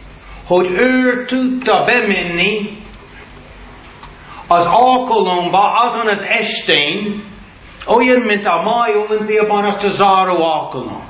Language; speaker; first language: Hungarian; non-native, learner; English